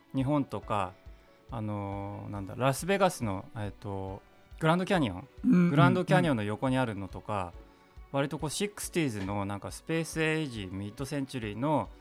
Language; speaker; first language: Japanese; native; Japanese